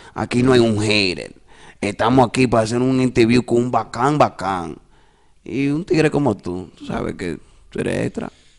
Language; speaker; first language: Spanish; early bilingual, other home language; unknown